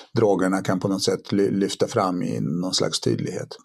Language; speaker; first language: Swedish; early bilingual, other home language; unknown